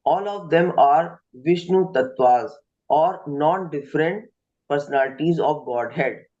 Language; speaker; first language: English; non-native, local second language; Hindi